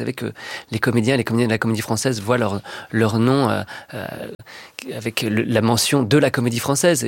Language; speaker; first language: French; native; French